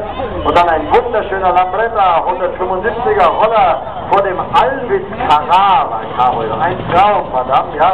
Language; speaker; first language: German; native; German